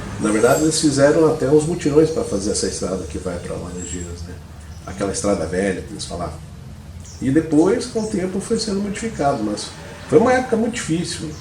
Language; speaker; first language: Portuguese; native; Portuguese